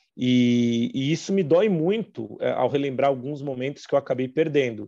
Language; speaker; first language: Portuguese; native; Portuguese